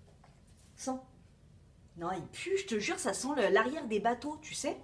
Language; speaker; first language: French; native; French